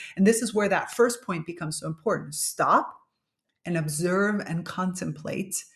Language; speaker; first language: English; native; English